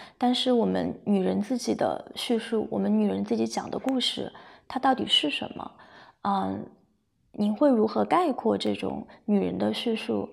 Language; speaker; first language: Chinese; native; Chinese